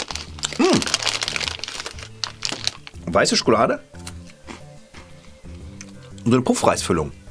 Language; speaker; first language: German; native; German